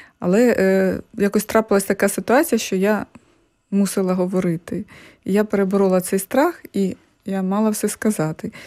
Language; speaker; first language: Ukrainian; native; Ukrainian